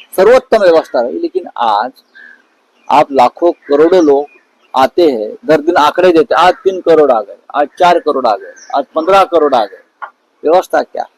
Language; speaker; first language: Hindi; non-native, local second language; Marathi